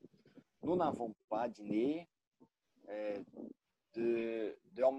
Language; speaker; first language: French; non-native, learner; Portuguese